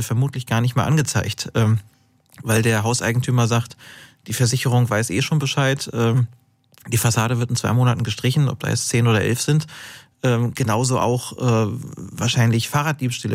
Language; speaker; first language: German; native; German